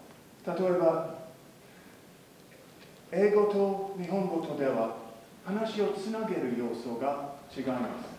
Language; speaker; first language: Japanese; non-native, fluent; English